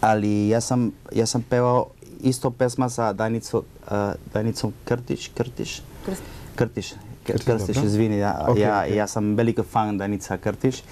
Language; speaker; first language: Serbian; non-native, learner; Spanish